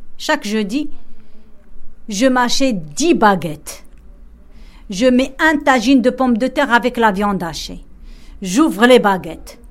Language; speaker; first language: French; non-native, local second language; Arabic